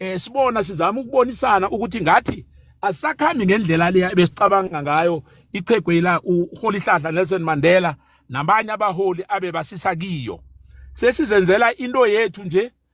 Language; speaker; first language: Zulu; non-native, local second language; South Ndebele